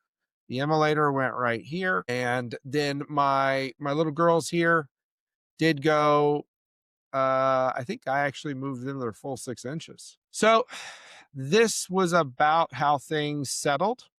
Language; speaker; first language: English; native; English